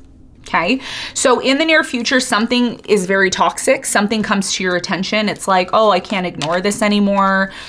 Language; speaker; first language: English; native; English